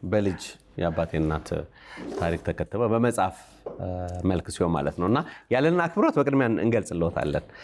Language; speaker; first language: Amharic; native; Amharic